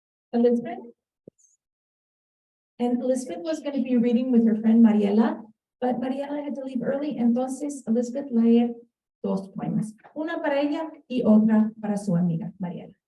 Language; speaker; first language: Spanish; early bilingual, heritage; Spanish